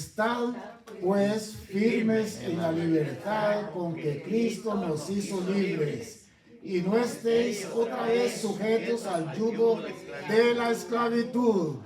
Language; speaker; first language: Spanish; native; Spanish